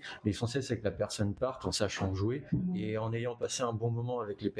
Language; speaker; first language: French; native; French